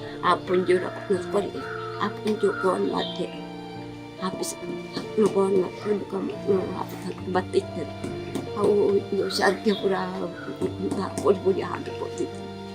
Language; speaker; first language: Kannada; non-native, local second language; Tulu